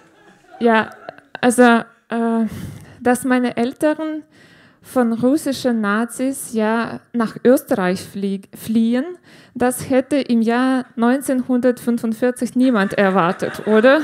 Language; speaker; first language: German; non-native, fluent; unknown